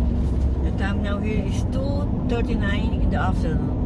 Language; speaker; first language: English; non-native, learner; Filipino